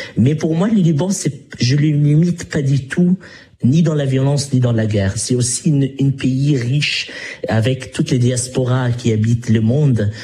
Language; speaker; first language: French; non-native, fluent; Arabic